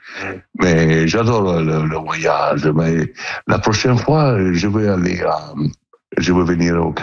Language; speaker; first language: French; non-native, learner; Italian